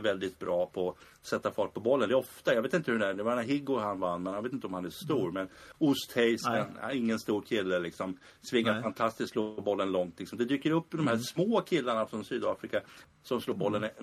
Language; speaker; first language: Swedish; native; Swedish